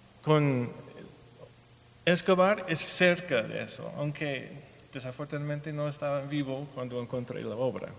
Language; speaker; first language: Spanish; non-native, fluent; English